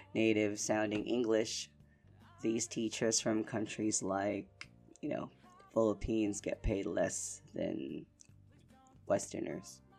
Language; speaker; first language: English; non-native, local second language; Filipino